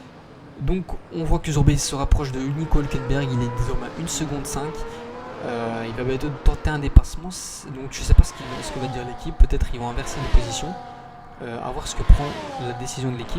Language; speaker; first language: French; native; French